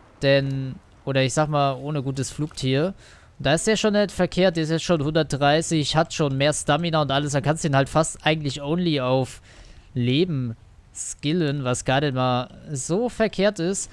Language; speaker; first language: German; native; German